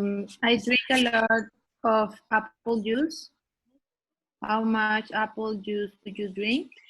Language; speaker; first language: English; non-native, learner; Spanish